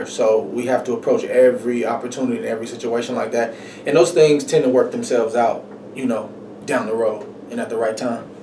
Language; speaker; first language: English; native; English